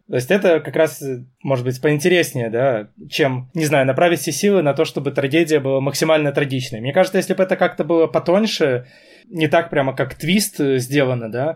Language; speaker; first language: Russian; native; Russian